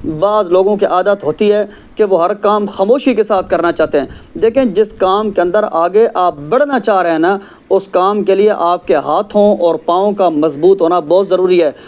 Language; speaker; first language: Urdu; non-native, local second language; Punjabi